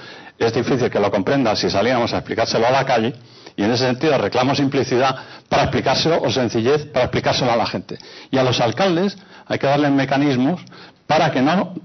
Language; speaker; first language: Spanish; native; Spanish